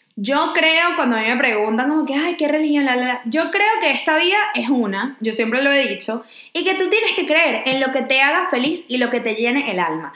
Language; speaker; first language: Spanish; native; Spanish